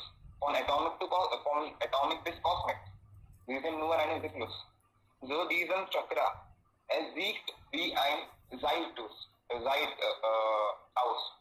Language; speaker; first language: German; non-native, learner; Hindi